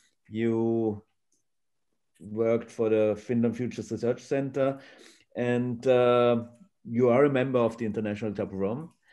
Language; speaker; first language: English; non-native, fluent; German